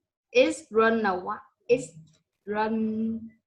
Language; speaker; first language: English; non-native, learner; Vietnamese